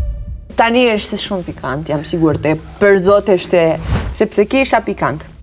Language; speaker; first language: Albanian; early bilingual, heritage; Albanian